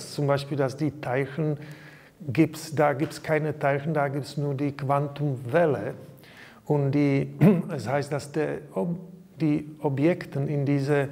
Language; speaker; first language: German; non-native, learner; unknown